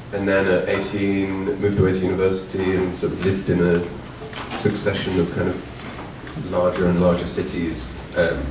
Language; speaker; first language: English; native; English